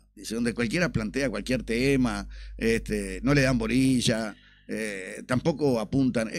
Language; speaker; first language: Spanish; native; Spanish